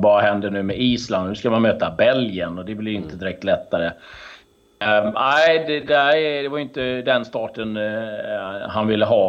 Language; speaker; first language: Swedish; native; Swedish